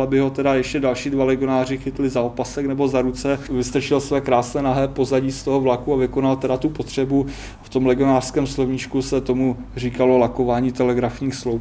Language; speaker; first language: Czech; native; Czech